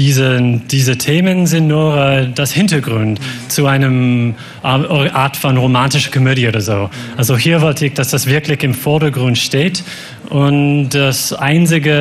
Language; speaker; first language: German; non-native, fluent; English